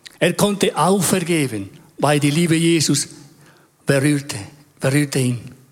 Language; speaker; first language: German; non-native, fluent; Spanish